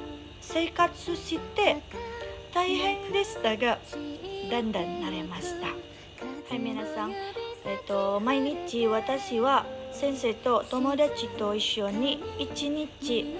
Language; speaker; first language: Japanese; non-native, learner; Indonesian